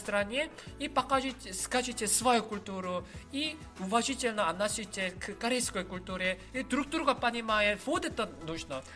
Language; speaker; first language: Russian; non-native, learner; Korean